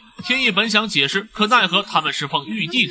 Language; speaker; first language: Chinese; native; Chinese